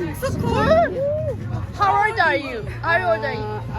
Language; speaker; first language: English; non-native, learner; Korean